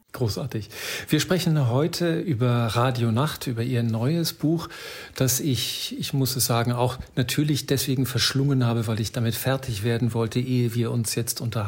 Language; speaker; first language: German; native; German